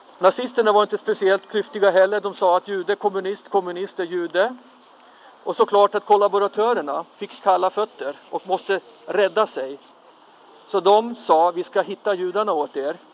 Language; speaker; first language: Swedish; early bilingual, other home language; Latvian